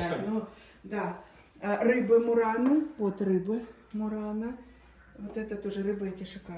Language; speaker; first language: Russian; native; Russian